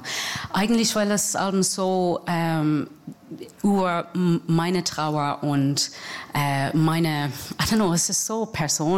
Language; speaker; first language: German; non-native, fluent; English